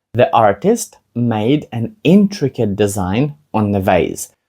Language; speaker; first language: English; non-native, fluent; Ukrainian